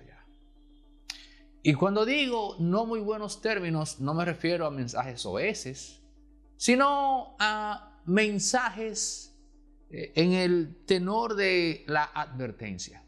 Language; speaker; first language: Spanish; native; Spanish